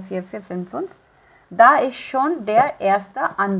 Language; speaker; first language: German; non-native, fluent; Hindi